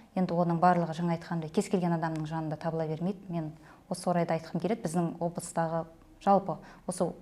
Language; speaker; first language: Kazakh; native; Kazakh